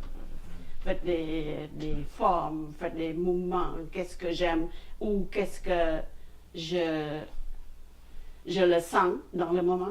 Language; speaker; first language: French; non-native, fluent; Khmer